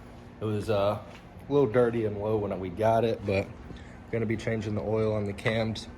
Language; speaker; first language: English; native; English